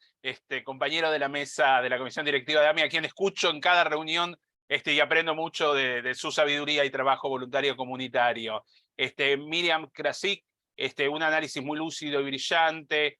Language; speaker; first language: Spanish; native; Spanish